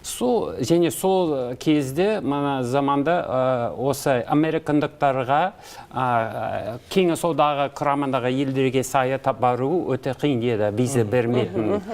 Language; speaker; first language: Kazakh; non-native, learner; English